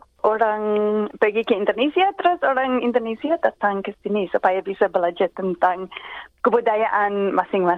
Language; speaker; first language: Indonesian; non-native, fluent; English